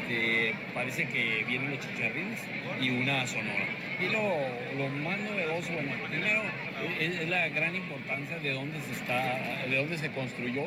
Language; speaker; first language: Spanish; native; Spanish